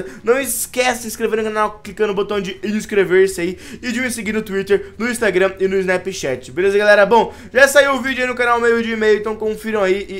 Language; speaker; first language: Portuguese; native; Portuguese